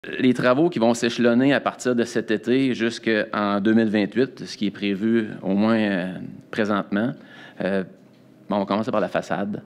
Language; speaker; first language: French; native; French